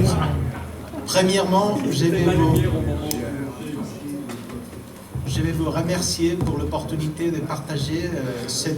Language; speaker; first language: French; non-native, fluent; Spanish